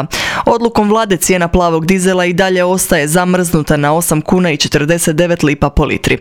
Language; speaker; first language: Croatian; native; Croatian